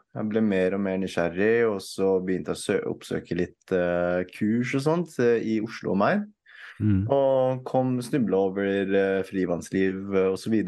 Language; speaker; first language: Norwegian; early bilingual, other home language; Filipino